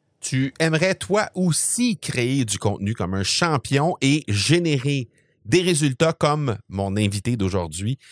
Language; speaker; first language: French; native; French